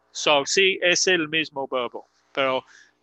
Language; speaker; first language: Spanish; non-native, fluent; English